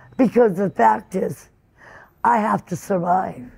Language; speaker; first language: English; native; English